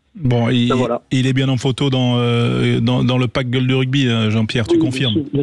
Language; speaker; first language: French; native; French